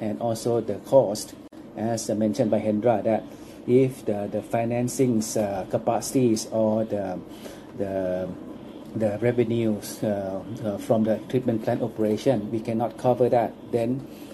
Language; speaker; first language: English; non-native, fluent; Thai